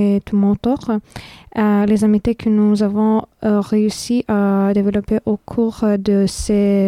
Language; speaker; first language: French; non-native, fluent; Lithuanian